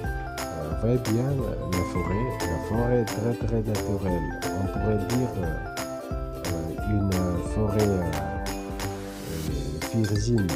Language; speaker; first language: French; non-native, fluent; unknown